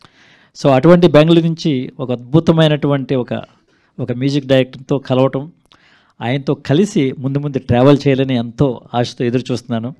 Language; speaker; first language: Telugu; native; Telugu